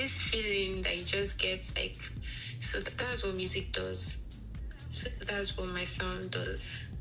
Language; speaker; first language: English; non-native, local second language; Yoruba